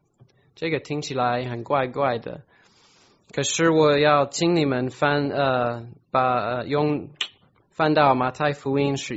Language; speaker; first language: Chinese; non-native, fluent; English